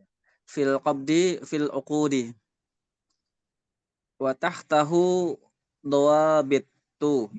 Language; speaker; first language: Arabic; non-native, learner; Indonesian